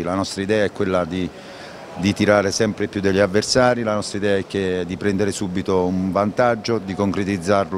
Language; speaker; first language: Italian; native; Italian